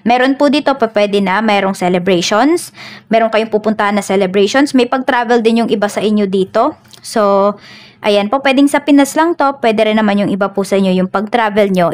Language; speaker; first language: Filipino; native; Filipino